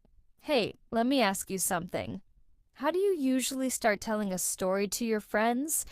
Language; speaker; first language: English; non-native, fluent; Spanish